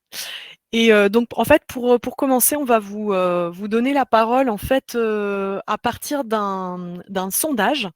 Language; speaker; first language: French; native; French